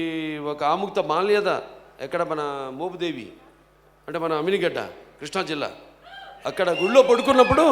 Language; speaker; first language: Telugu; native; Telugu